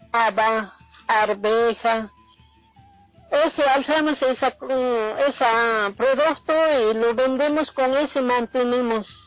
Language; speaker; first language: Spanish; non-native, local second language; Quechua